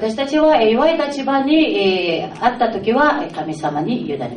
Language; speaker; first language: Japanese; non-native, fluent; Filipino